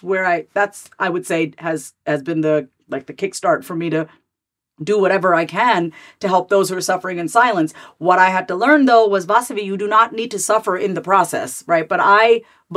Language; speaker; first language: English; native; English